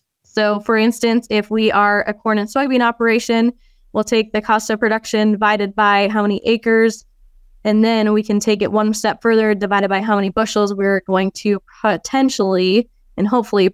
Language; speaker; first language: English; native; English